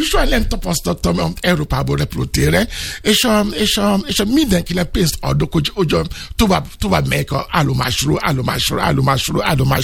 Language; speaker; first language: Hungarian; non-native, fluent; Yoruba